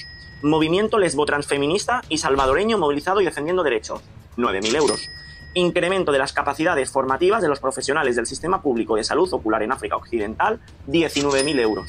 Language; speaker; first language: Spanish; native; Spanish